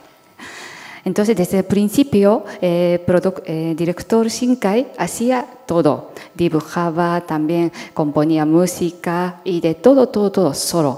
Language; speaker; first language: Spanish; non-native, fluent; Japanese